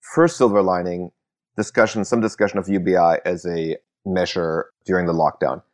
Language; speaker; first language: English; early bilingual, other home language; German